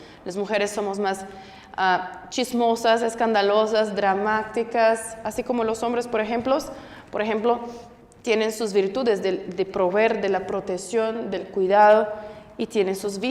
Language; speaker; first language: Spanish; non-native, fluent; Portuguese